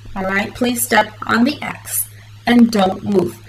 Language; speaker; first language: English; early bilingual, other home language; Spanish